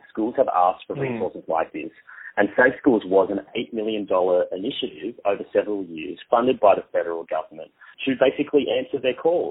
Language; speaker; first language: English; native; English